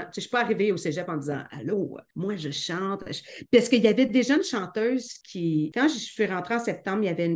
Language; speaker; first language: French; native; French